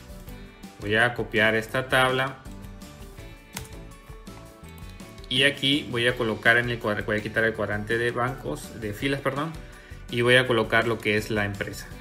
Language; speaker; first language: Spanish; native; Spanish